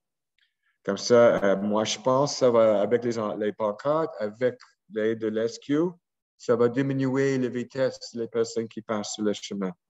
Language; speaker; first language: French; non-native, local second language; English